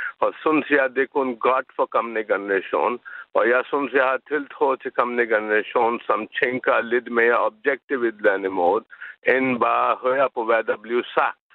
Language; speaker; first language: Danish; non-native, learner; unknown